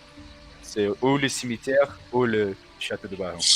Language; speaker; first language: French; non-native, learner; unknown